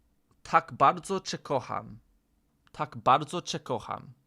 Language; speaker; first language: Polish; non-native, learner; English